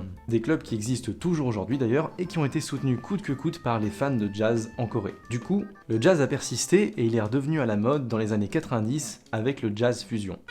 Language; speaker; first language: French; native; French